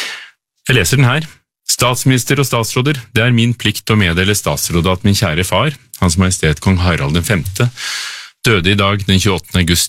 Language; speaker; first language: Norwegian; native; Norwegian